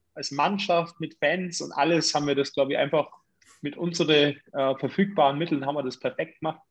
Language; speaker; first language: German; native; German